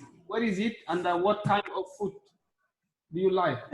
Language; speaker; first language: English; non-native, learner; Arabic